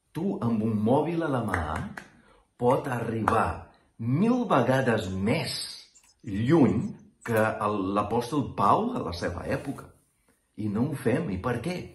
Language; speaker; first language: Catalan; non-native, fluent; Portuguese